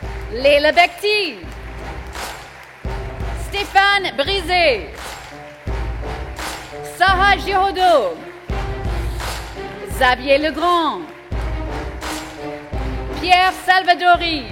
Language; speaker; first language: French; native; French